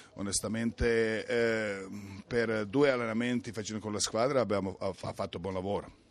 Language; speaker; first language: Italian; non-native, fluent; Croatian